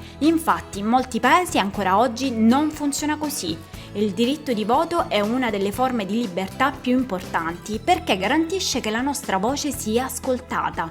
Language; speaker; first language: Italian; native; Italian